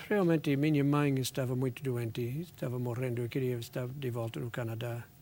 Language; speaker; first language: Portuguese; non-native, fluent; English